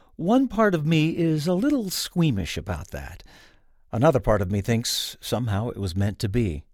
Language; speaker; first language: English; native; English